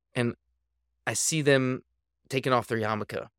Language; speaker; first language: English; native; English